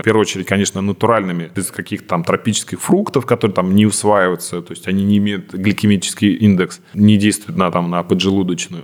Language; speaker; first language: Russian; native; Russian